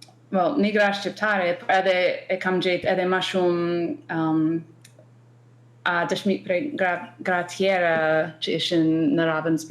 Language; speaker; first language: Albanian; non-native, learner; English